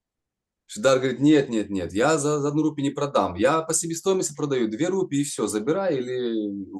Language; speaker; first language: Russian; native; Russian